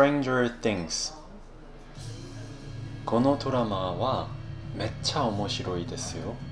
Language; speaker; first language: Japanese; non-native, learner; Korean